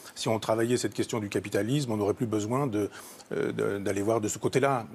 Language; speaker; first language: French; native; French